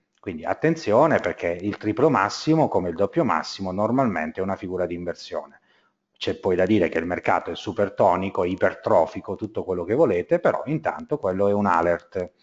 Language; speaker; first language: Italian; native; Italian